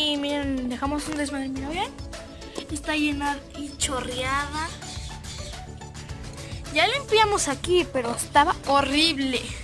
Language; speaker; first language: Spanish; native; Spanish